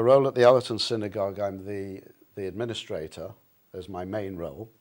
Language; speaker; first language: English; native; English